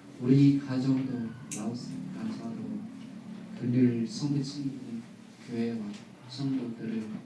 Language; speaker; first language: Korean; non-native, learner; Lao